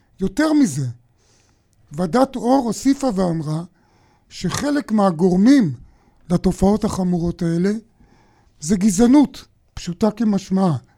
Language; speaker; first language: Hebrew; native; Hebrew